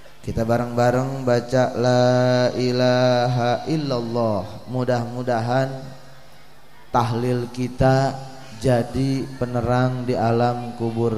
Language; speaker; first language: Indonesian; native; Indonesian